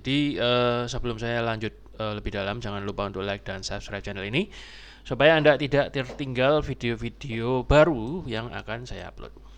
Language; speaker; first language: Indonesian; native; Indonesian